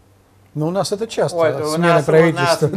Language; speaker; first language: Russian; native; Russian